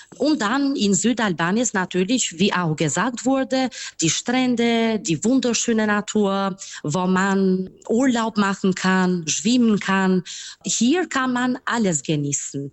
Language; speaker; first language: German; non-native, fluent; Albanian